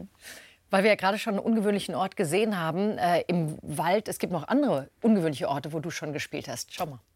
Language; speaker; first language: German; native; German